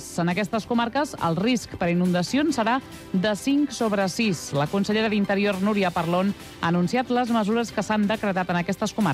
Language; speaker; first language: Catalan; native; Catalan